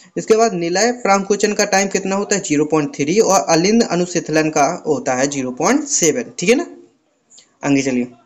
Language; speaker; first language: Hindi; native; Hindi